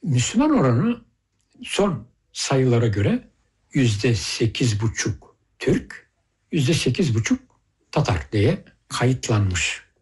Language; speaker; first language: Turkish; early bilingual, heritage; Turkish